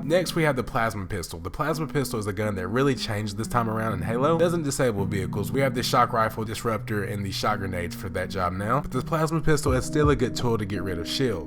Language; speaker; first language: English; native; English